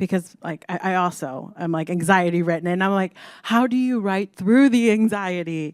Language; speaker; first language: English; native; English